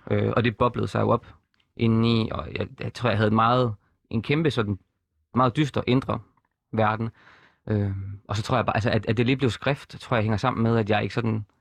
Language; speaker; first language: Danish; native; Danish